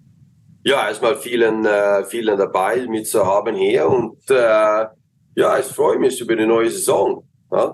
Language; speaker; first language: German; non-native, learner; Swedish